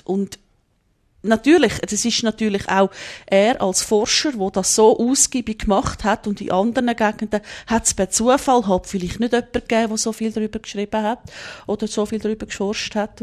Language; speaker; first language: German; native; German